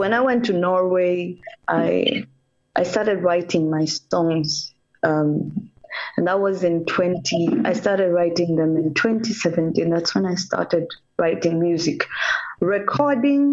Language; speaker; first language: English; non-native, local second language; Swahili